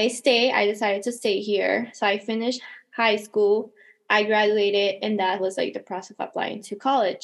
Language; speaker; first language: English; non-native, fluent; Spanish